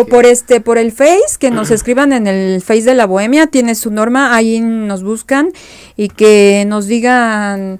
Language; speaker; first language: Spanish; native; Spanish